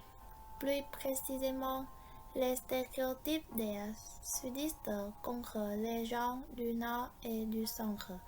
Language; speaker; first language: French; non-native, fluent; Vietnamese